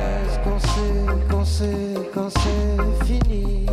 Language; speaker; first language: French; native; French